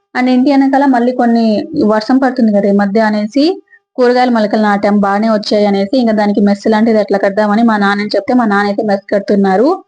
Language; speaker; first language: Telugu; native; Telugu